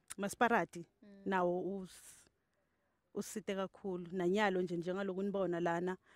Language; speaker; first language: Zulu; non-native, local second language; Swati